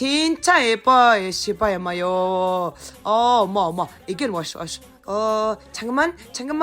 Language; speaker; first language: Korean; non-native, learner; Mongolian